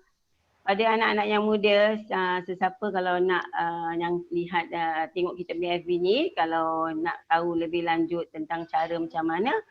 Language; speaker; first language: Malay; native; Malay